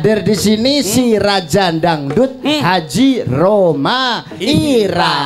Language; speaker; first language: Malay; non-native, local second language; Javanese